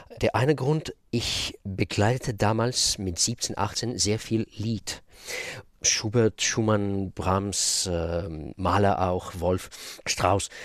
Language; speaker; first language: German; non-native, fluent; Russian